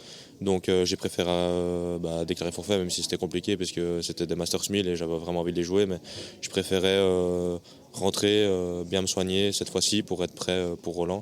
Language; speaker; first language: French; native; French